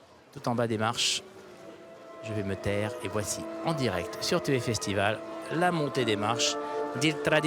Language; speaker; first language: French; native; French